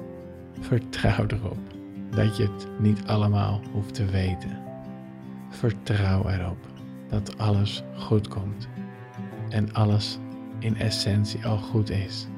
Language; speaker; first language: Dutch; native; Dutch